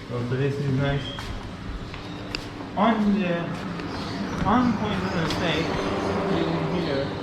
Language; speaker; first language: English; non-native, learner; Persian